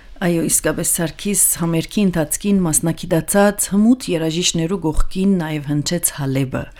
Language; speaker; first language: Armenian; early bilingual, heritage; Armenian